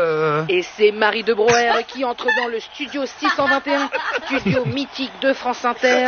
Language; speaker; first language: French; native; French